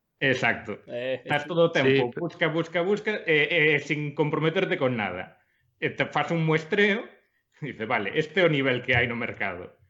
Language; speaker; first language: Galician; non-native, local second language; Spanish